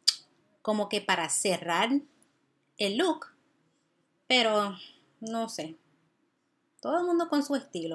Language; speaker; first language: Spanish; early bilingual, heritage; Spanish